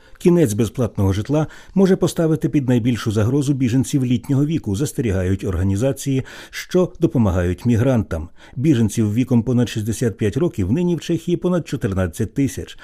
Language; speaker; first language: Ukrainian; native; Ukrainian